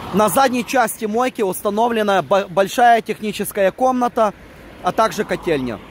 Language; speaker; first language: Russian; non-native, local second language; Ukrainian